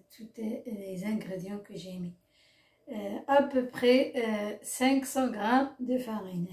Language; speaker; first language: French; non-native, local second language; Arabic